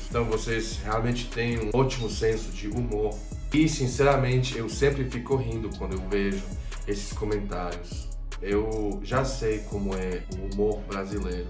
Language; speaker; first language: Portuguese; non-native, fluent; Croatian